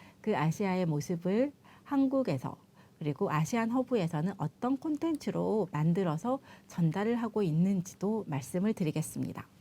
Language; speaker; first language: Korean; native; Korean